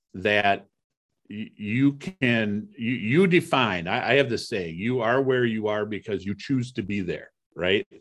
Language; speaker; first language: English; native; English